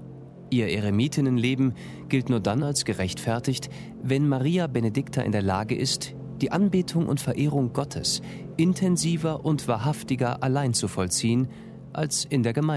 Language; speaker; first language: German; native; German